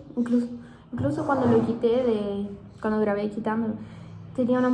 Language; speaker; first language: Spanish; non-native, fluent; Portuguese